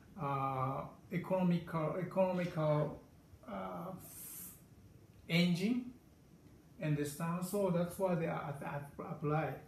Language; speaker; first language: English; non-native, learner; Japanese